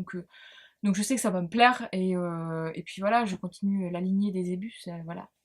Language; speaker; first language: French; native; French